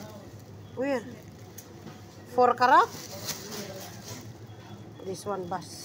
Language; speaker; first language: English; non-native, learner; Filipino